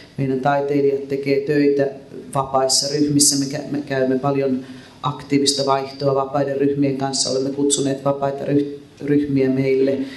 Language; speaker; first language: Finnish; native; Finnish